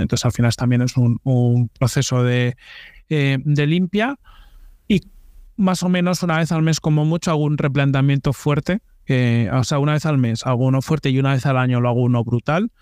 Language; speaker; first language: Spanish; native; Spanish